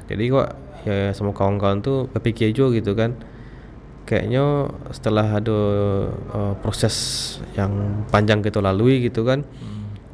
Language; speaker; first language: Indonesian; non-native, local second language; Minangkabau